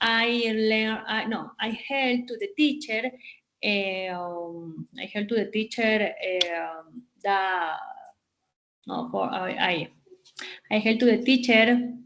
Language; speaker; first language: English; non-native, learner; Spanish